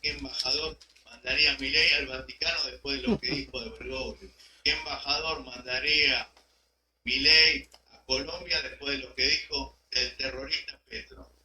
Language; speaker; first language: Spanish; native; Spanish